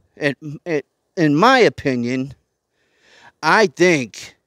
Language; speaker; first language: English; native; English